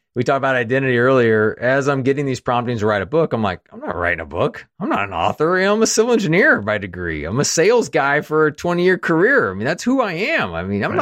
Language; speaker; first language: English; native; English